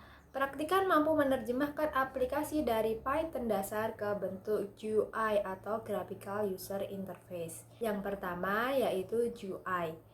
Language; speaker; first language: Indonesian; native; Indonesian